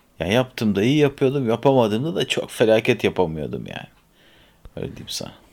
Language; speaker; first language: Turkish; native; Turkish